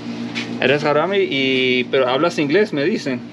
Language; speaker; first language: Spanish; non-native, learner; English